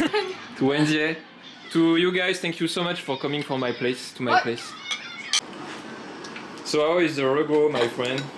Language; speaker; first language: English; non-native, fluent; French